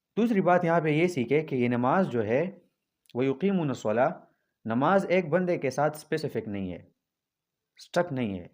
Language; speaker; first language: Urdu; non-native, local second language; Pashto